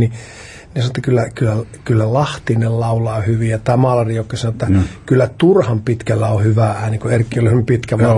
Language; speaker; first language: Finnish; native; Finnish